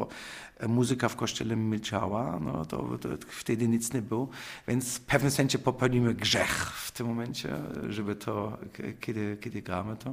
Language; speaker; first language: Polish; non-native, fluent; German